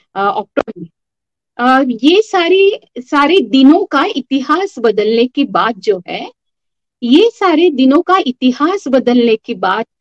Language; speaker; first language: Hindi; non-native, local second language; Marathi